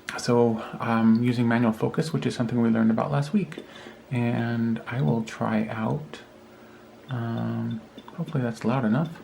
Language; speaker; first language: English; native; English